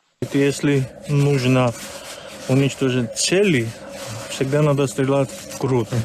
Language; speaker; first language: Russian; non-native, learner; Georgian